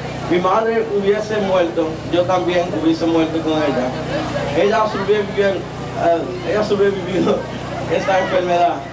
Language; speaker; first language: Spanish; early bilingual, heritage; Spanish